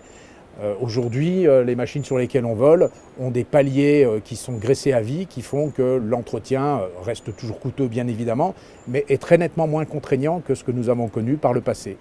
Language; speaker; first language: French; native; French